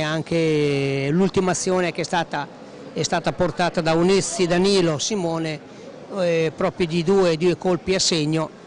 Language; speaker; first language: Italian; native; Italian